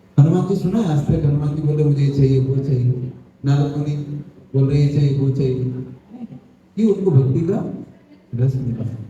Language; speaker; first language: Hindi; non-native, local second language; Odia